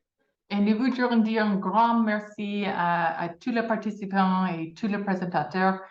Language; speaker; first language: French; non-native, fluent; English